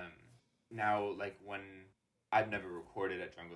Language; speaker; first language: English; native; English